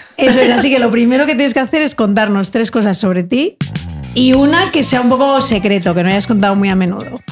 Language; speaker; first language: Spanish; native; Spanish